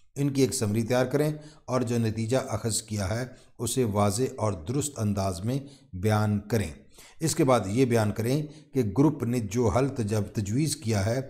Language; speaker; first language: Urdu; non-native, local second language; Punjabi